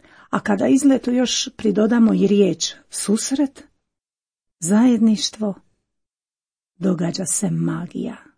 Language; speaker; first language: Croatian; native; Croatian